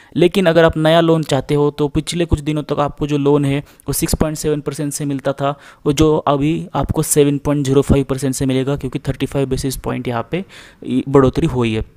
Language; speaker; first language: Hindi; non-native, local second language; Marathi